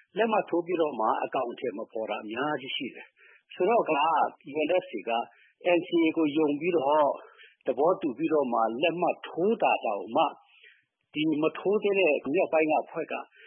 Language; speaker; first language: Burmese; non-native, local second language; Shan